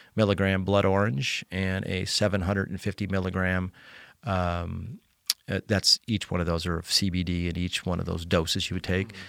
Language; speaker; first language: English; native; English